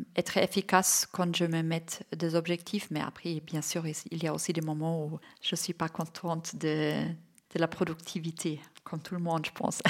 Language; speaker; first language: French; non-native, fluent; German